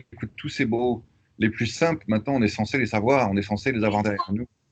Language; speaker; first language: French; native; French